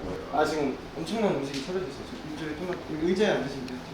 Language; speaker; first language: Korean; native; Korean